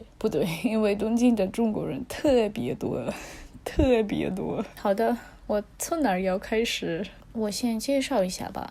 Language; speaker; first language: Chinese; non-native, fluent; Russian